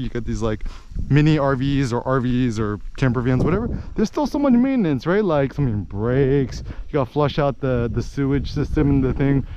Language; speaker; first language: English; early bilingual, other home language; Korean